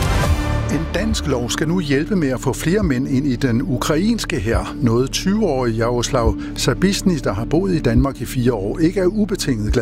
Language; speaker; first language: Danish; native; Danish